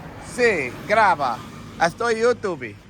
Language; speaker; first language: Spanish; non-native, learner; English